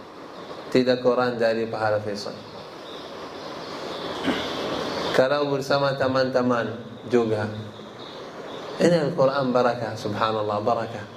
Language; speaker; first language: Indonesian; non-native, learner; Arabic